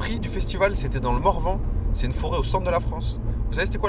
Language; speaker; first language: French; native; French